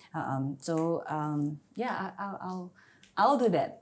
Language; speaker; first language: English; non-native, fluent; Indonesian